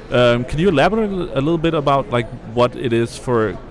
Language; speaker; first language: English; non-native, fluent; Danish